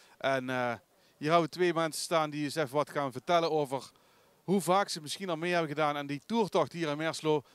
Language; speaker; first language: Dutch; native; Dutch